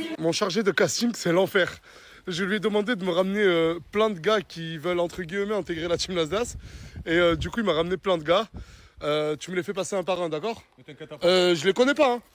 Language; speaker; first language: French; native; French